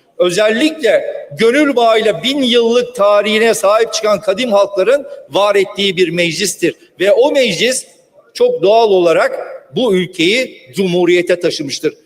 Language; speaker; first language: Turkish; native; Turkish